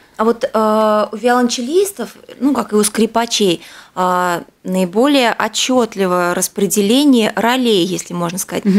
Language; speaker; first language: Russian; native; Russian